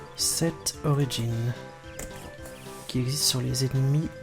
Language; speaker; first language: French; native; French